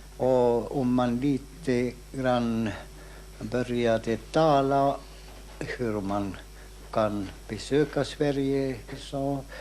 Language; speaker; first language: Swedish; non-native, fluent; Estonian